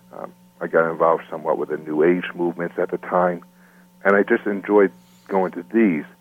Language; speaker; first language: English; native; English